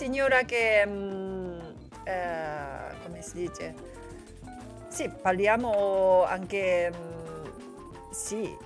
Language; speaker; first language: Italian; non-native, learner; Japanese